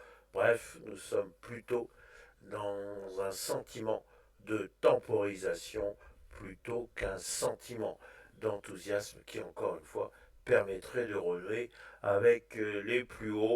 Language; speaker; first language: French; native; French